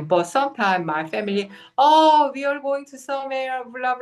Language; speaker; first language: English; non-native, fluent; Korean